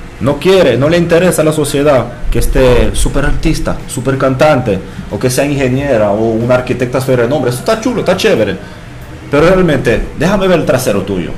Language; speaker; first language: Spanish; non-native, fluent; French